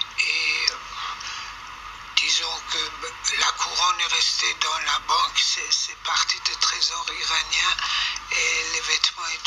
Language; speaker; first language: French; non-native, fluent; Persian